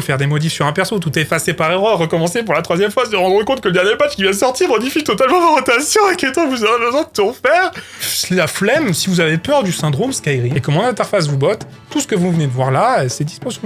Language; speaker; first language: French; native; French